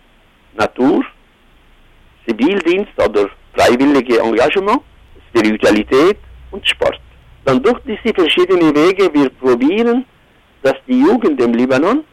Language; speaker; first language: German; non-native, fluent; Arabic